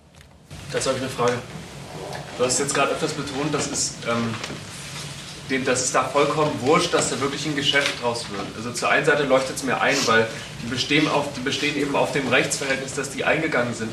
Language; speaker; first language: German; native; German